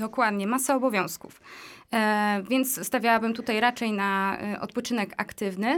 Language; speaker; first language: Polish; native; Polish